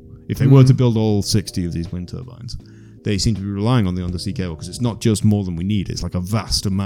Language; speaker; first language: English; native; English